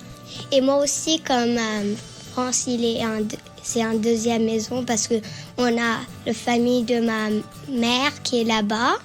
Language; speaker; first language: French; early bilingual, heritage; French